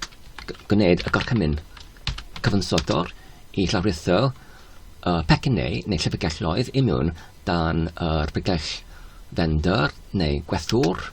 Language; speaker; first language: Welsh; non-native, learner; Polish